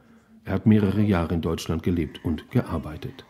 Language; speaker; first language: German; native; German